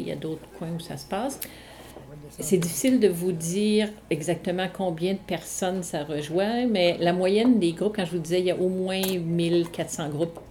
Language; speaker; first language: French; native; French